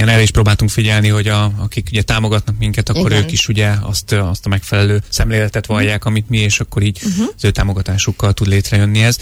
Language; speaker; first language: Hungarian; native; Hungarian